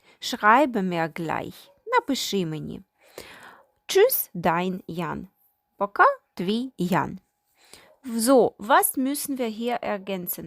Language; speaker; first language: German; non-native, fluent; Ukrainian